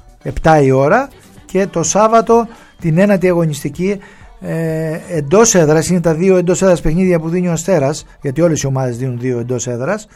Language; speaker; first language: Greek; native; Greek